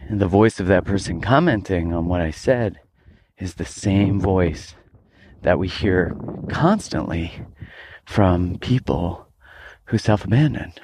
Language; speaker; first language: English; native; English